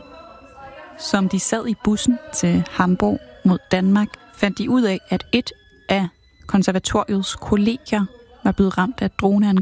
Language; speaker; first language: Danish; native; Danish